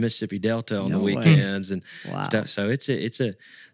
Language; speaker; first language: English; native; English